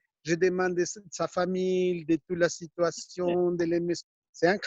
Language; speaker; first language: French; non-native, fluent; Spanish